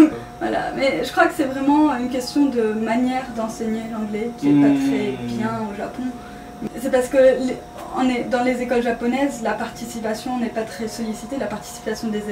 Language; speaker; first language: French; native; French